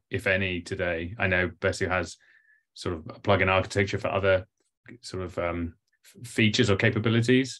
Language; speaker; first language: English; native; English